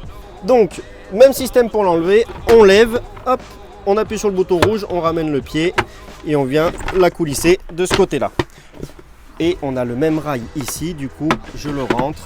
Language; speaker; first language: French; native; French